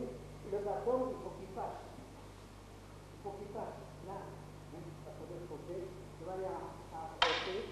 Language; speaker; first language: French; native; French